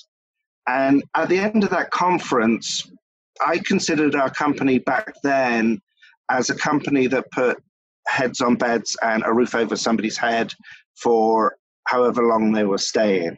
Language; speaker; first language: English; native; English